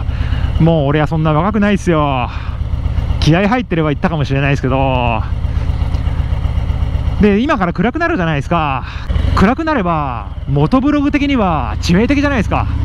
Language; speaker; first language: Japanese; native; Japanese